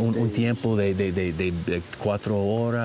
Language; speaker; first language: Spanish; non-native, learner; English